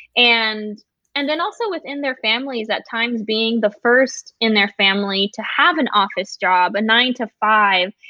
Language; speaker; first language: English; early bilingual, other home language; Spanish